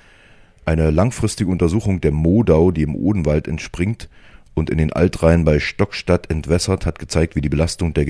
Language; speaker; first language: German; native; German